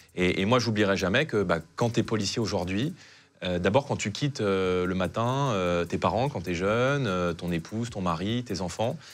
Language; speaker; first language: French; native; French